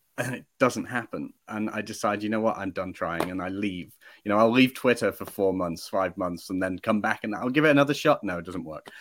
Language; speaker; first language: English; native; English